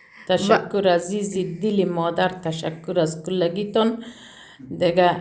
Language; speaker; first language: Persian; native; Persian